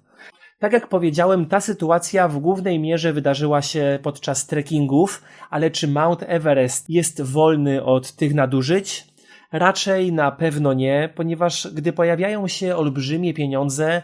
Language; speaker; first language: Polish; native; Polish